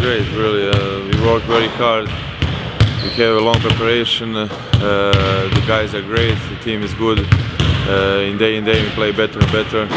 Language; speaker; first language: English; non-native, learner; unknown